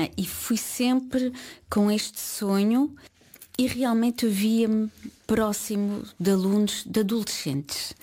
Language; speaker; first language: Portuguese; early bilingual, heritage; Portuguese